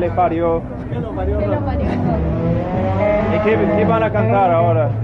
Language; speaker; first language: Spanish; non-native, fluent; English